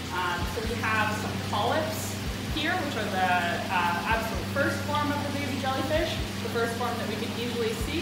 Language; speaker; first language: English; native; English